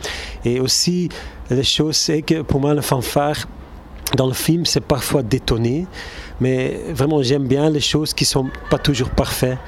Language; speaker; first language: French; non-native, local second language; Turkish